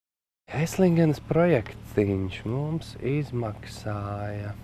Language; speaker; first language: Latvian; native; Latvian